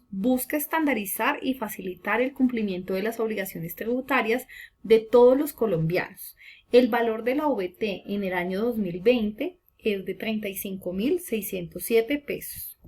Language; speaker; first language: Spanish; native; Spanish